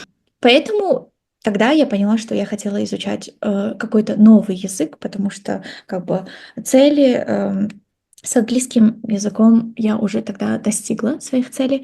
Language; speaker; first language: Russian; non-native, local second language; Kazakh